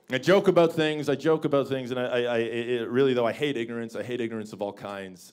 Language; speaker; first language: English; native; English